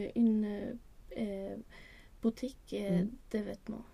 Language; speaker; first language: French; non-native, learner; Swedish